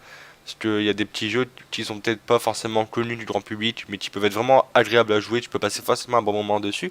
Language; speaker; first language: French; native; French